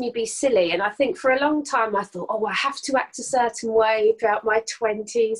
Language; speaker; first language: English; native; English